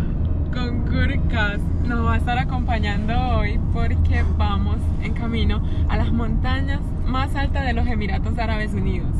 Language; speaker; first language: Spanish; native; Spanish